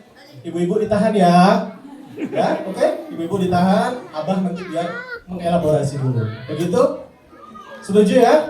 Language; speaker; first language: Indonesian; native; Indonesian